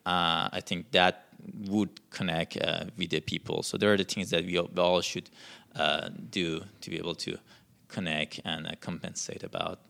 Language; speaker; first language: English; non-native, fluent; Persian